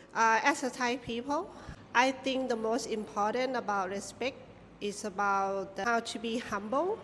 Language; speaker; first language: English; non-native, learner; Thai